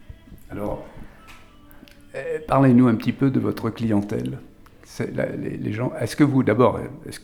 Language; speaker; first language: French; native; French